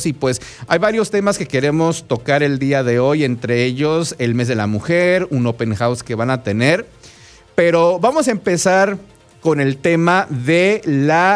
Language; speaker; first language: Spanish; native; Spanish